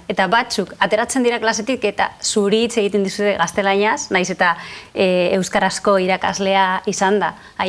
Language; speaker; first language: Basque; non-native, local second language; Spanish